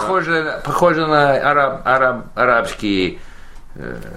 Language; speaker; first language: Russian; non-native, learner; English